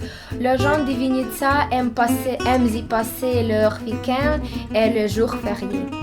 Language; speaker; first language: French; non-native, learner; Ukrainian